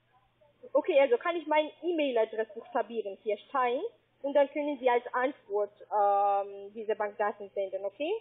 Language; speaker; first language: German; non-native, learner; Spanish